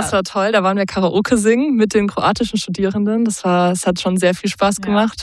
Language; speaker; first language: German; native; German